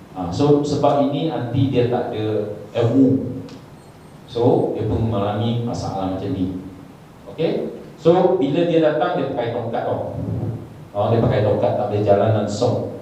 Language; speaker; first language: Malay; non-native, local second language; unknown